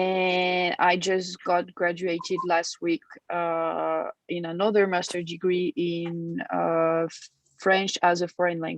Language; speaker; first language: English; non-native, fluent; French